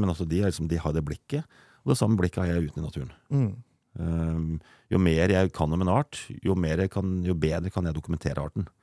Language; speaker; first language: Norwegian; native; Norwegian